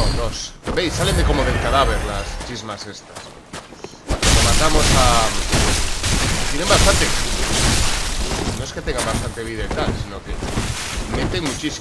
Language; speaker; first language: Spanish; native; Spanish